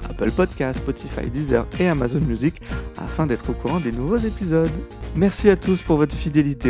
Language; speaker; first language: French; native; French